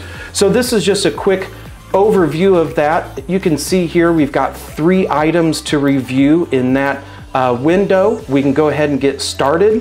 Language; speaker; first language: English; native; English